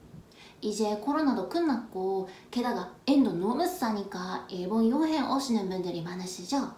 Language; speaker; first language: Korean; non-native, fluent; Japanese